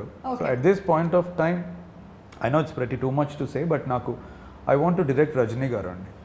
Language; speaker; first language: Telugu; native; Telugu